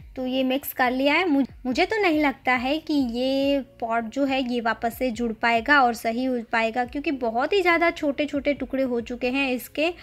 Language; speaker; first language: Hindi; non-native, local second language; Gujarati